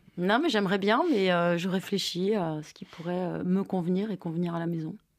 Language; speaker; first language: French; native; French